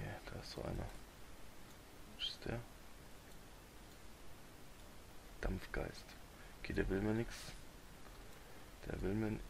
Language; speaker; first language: German; native; German